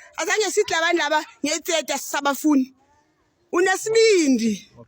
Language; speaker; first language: Zulu; native; Zulu